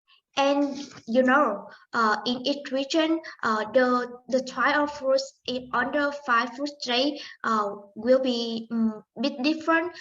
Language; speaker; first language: English; non-native, learner; Vietnamese